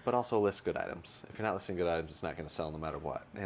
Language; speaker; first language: English; native; English